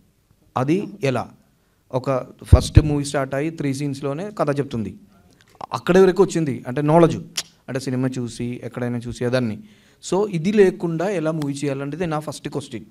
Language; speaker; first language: Telugu; non-native, learner; Malayalam